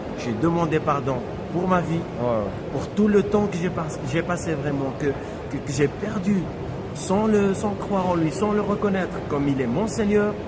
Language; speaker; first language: French; non-native, local second language; Kabyle